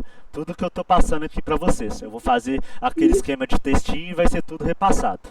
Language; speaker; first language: Portuguese; native; Portuguese